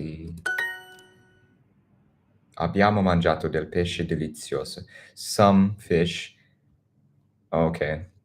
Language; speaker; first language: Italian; non-native, learner; English